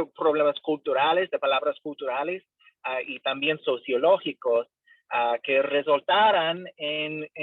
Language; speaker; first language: Spanish; non-native, fluent; English